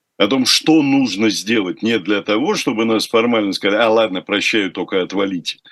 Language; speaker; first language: Russian; native; Russian